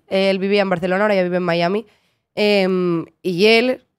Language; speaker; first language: Spanish; native; Spanish